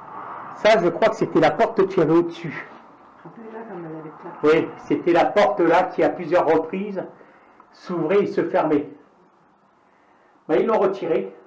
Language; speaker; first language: French; native; French